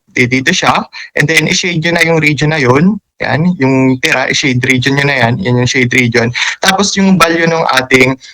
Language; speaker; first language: Filipino; native; Filipino